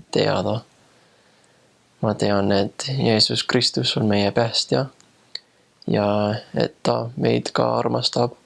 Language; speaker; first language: Estonian; non-native, fluent; English